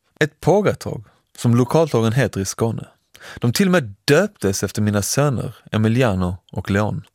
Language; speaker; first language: Swedish; early bilingual, other home language; Persian